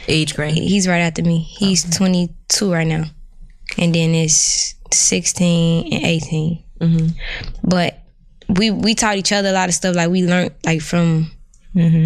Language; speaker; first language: English; native; English